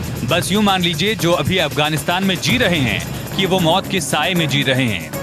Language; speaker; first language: Hindi; native; Hindi